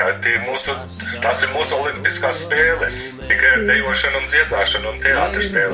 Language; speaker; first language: Latvian; early bilingual, heritage; Latvian